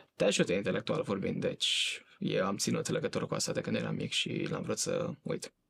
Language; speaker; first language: Romanian; early bilingual, heritage; Romanian